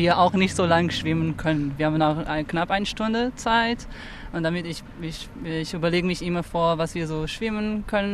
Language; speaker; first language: German; non-native, fluent; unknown